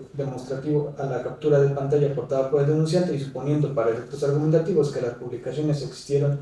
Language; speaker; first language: Spanish; native; Spanish